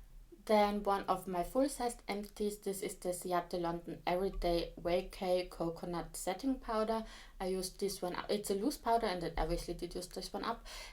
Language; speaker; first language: English; non-native, fluent; German